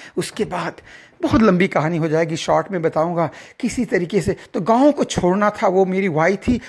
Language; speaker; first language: Hindi; native; Hindi